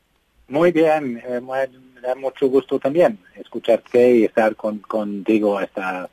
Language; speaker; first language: Spanish; non-native, fluent; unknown